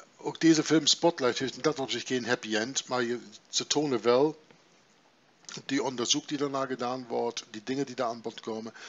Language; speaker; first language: Dutch; non-native, fluent; German